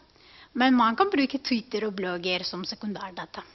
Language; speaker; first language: Norwegian; non-native, fluent; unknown